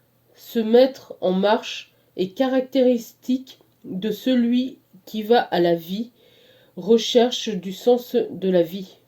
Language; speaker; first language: French; native; French